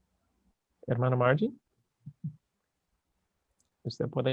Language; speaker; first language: Spanish; non-native, learner; English